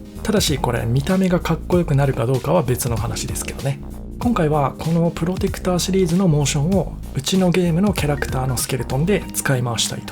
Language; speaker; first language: Japanese; native; Japanese